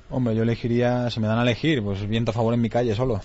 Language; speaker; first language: Spanish; native; Spanish